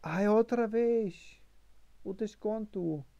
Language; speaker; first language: Portuguese; non-native, learner; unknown